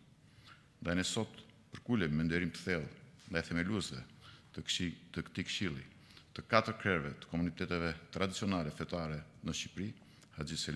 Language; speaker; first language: Albanian; native; Albanian